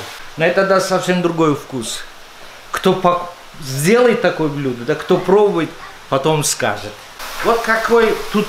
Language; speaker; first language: Russian; non-native, fluent; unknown